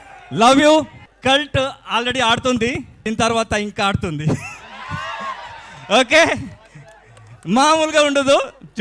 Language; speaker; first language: Telugu; non-native, learner; Kannada